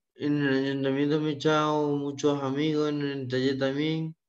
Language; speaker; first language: Spanish; native; Spanish